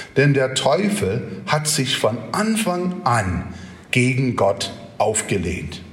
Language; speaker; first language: German; non-native, fluent; English